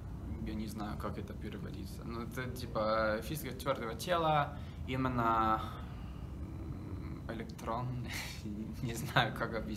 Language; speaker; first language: Russian; non-native, learner; English